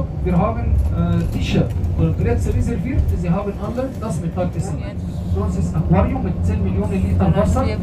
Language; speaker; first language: German; non-native, fluent; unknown